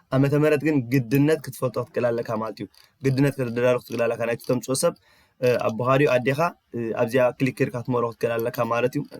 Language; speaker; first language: Tigrinya; early bilingual, heritage; Tigrinya